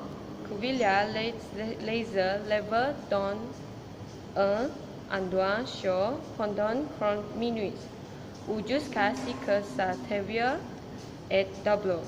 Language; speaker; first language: French; non-native, learner; Malay